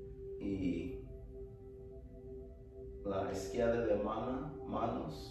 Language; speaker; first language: Spanish; non-native, learner; English